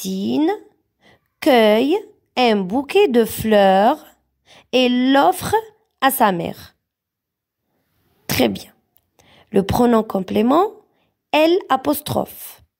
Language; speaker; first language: French; non-native, local second language; Arabic